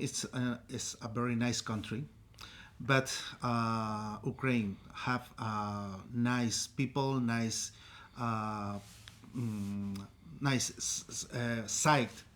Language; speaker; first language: English; non-native, learner; Spanish